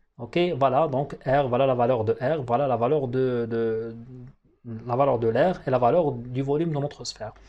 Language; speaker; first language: French; non-native, local second language; Arabic